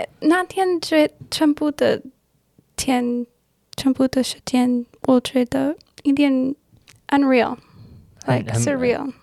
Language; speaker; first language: Chinese; non-native, learner; English